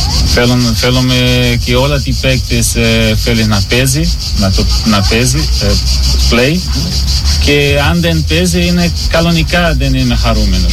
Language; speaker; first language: Greek; non-native, learner; Portuguese